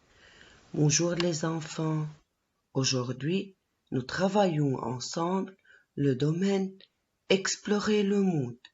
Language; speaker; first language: French; non-native, local second language; Arabic